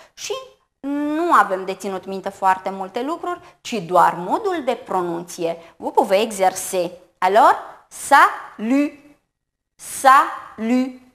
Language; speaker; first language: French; non-native, fluent; Romanian